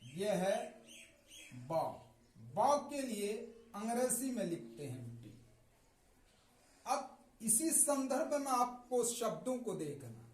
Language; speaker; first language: Hindi; native; Hindi